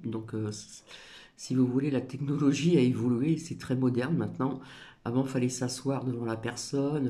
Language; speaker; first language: French; native; French